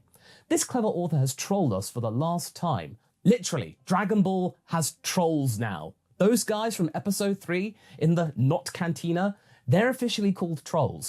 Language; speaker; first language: English; native; English